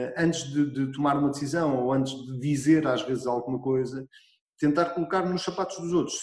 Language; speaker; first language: Portuguese; native; Portuguese